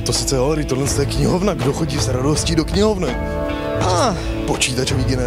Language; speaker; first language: Czech; native; Czech